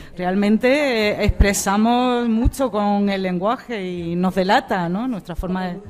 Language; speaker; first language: Spanish; native; Spanish